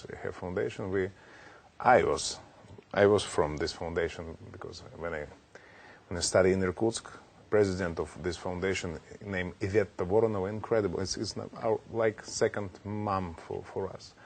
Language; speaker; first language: English; non-native, learner; Russian